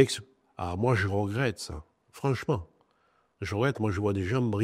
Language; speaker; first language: French; native; French